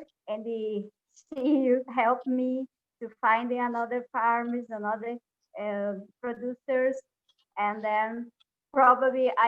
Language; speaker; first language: English; non-native, learner; Portuguese